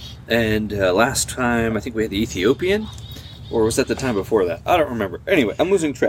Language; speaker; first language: English; native; English